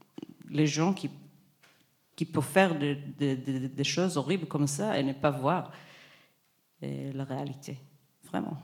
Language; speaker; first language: French; non-native, fluent; Hebrew